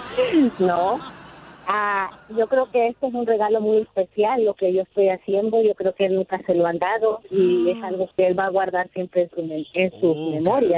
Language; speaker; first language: Spanish; native; Spanish